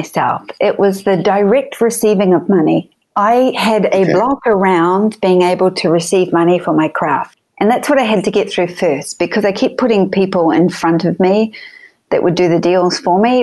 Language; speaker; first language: English; native; English